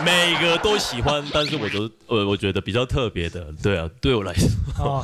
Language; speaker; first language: Chinese; non-native, fluent; Korean